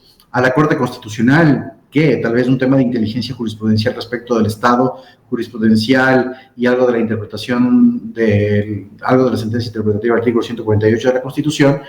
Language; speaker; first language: Spanish; native; Spanish